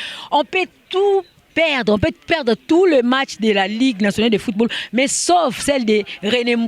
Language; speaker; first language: French; non-native, local second language; Lingala